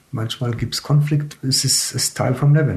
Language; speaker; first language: German; non-native, learner; Hebrew